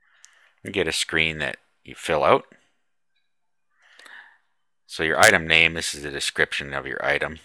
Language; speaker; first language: English; native; English